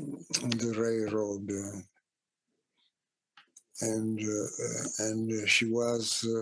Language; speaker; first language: English; non-native, fluent; Italian